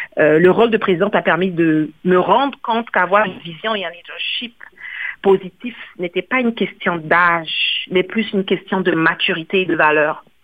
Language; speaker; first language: French; non-native, local second language; Kongo